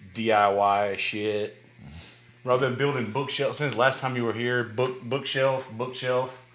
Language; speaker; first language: English; native; English